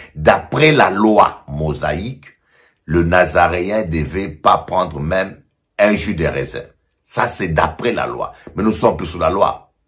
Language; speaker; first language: French; non-native, local second language; Lingala